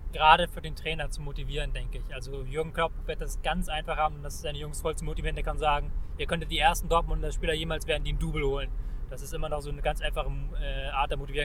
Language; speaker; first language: German; native; German